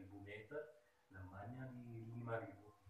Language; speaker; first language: Indonesian; early bilingual, heritage; Dutch